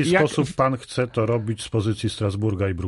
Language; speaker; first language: Polish; native; Polish